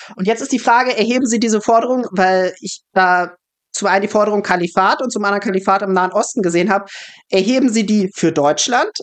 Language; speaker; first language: German; native; German